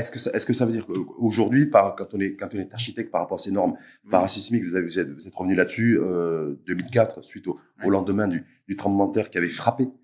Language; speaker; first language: French; native; French